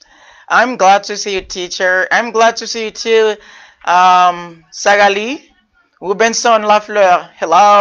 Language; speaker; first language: English; non-native, fluent; Haitian Creole